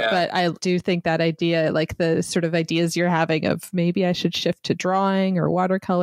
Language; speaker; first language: English; native; English